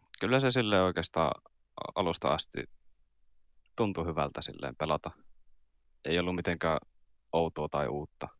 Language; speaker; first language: Finnish; native; Finnish